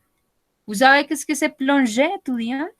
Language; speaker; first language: French; non-native, fluent; Spanish